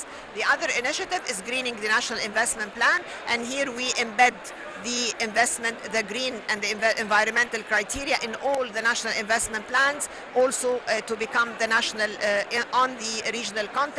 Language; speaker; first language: English; non-native, fluent; Arabic